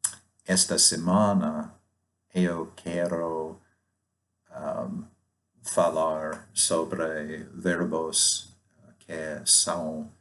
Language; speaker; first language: Portuguese; non-native, fluent; English